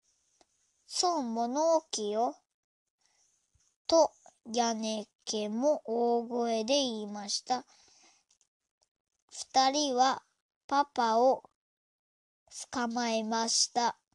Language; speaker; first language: Japanese; non-native, learner; Indonesian